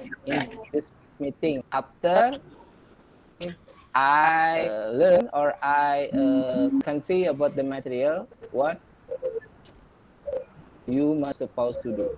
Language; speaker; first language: English; non-native, learner; Indonesian